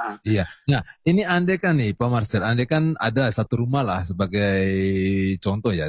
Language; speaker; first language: Indonesian; native; Indonesian